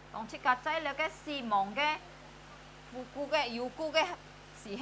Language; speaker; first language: Chinese; early bilingual, heritage; Hakka Chinese